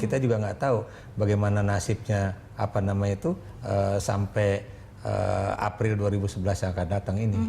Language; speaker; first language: Indonesian; native; Indonesian